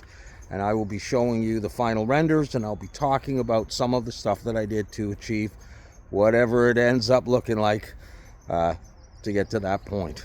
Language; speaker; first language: English; native; English